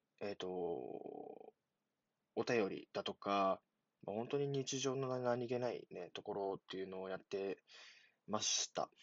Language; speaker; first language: Japanese; native; Japanese